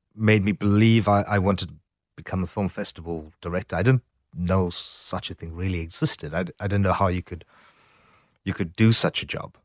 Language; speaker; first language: English; native; English